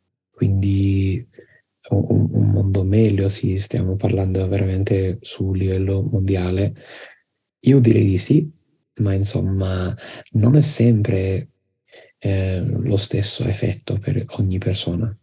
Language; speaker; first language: Italian; non-native, fluent; English